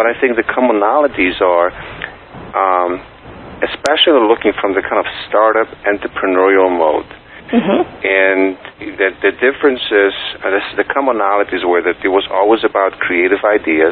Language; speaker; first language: English; non-native, fluent; Polish